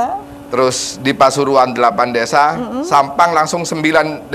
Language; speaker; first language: Indonesian; native; Indonesian